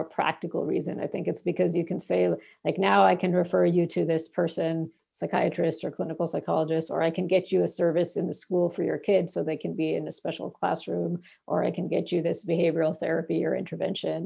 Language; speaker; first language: English; non-native, local second language; Bangla